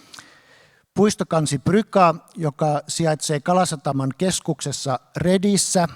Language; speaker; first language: Finnish; native; Finnish